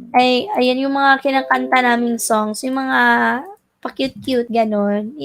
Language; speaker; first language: Filipino; non-native, local second language; Cebuano